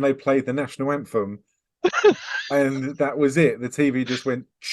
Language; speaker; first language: English; native; English